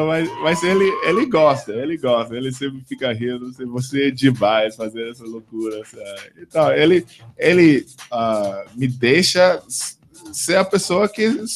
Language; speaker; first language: Portuguese; non-native, fluent; English